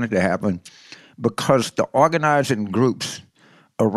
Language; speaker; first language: English; native; English